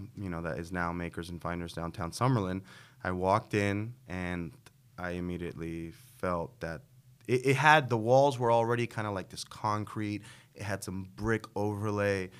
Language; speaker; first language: English; native; English